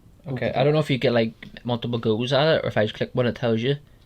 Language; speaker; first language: English; native; English